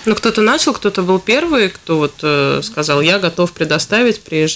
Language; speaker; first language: Russian; native; Russian